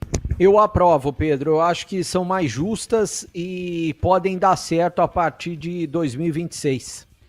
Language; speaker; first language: Portuguese; native; Portuguese